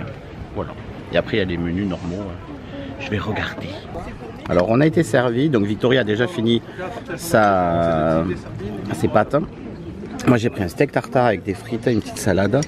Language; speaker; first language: French; native; French